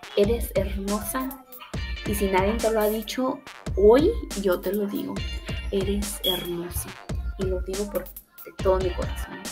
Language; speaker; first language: Spanish; early bilingual, heritage; Spanish